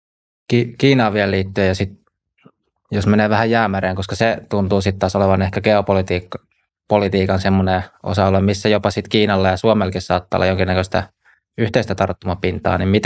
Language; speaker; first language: Finnish; native; Finnish